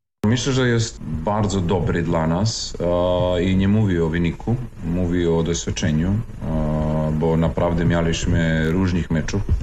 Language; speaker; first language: Polish; non-native, fluent; Serbian